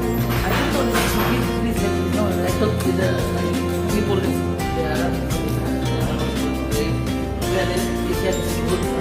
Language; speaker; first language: English; non-native, learner; Filipino